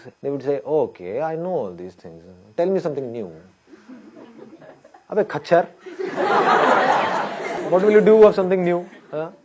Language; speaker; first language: English; non-native, local second language; Hindi